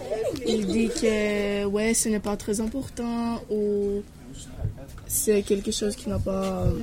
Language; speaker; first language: French; non-native, learner; Greek